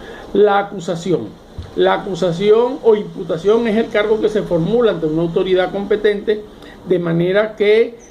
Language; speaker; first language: Spanish; native; Spanish